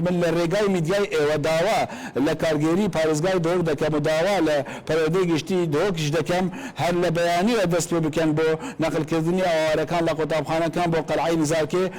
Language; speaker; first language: Central Kurdish; non-native, local second language; Kurdish